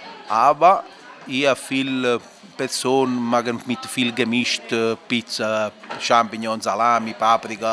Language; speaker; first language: German; non-native, learner; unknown